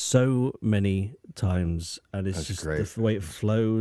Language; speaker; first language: English; native; English